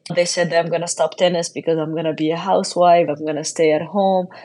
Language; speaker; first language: English; non-native, fluent; Arabic